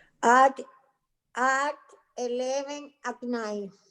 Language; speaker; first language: English; non-native, learner; Spanish